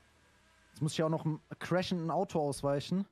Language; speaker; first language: German; native; German